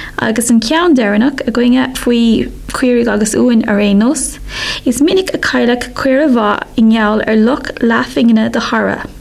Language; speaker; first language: Irish; non-native, local second language; English